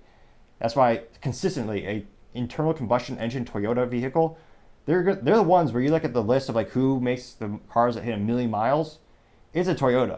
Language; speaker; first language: English; native; English